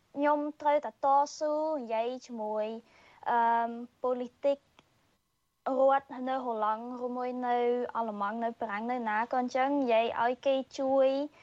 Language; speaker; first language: Khmer; early bilingual, heritage; Khmer